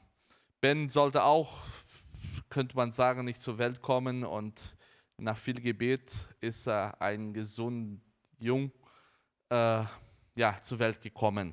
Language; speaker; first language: German; early bilingual, heritage; Portuguese